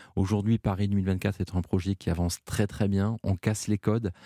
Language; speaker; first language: French; native; French